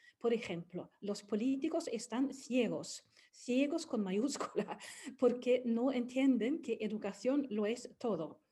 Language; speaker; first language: Spanish; non-native, fluent; Swedish